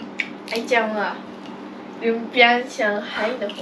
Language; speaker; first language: Japanese; early bilingual, other home language; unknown